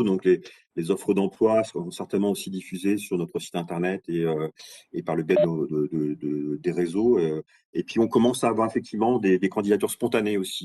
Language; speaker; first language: French; native; French